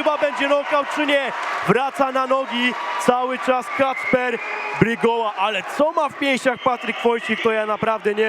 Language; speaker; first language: Polish; native; Polish